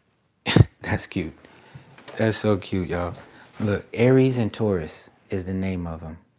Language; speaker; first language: English; native; English